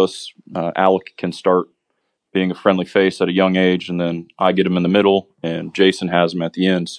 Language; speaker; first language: English; native; English